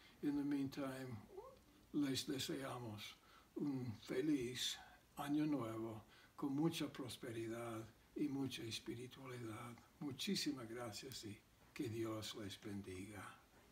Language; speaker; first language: Spanish; non-native, fluent; English